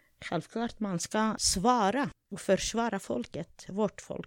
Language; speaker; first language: Swedish; non-native, fluent; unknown